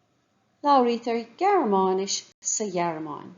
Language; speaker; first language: Irish; non-native, local second language; English